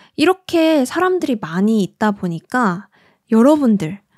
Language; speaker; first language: Korean; native; Korean